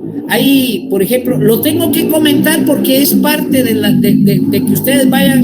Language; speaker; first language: Spanish; native; Spanish